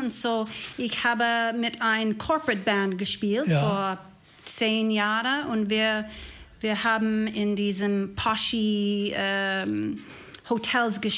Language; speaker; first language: German; non-native, learner; English